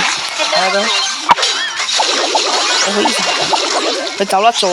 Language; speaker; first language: Chinese; early bilingual, heritage; Cantonese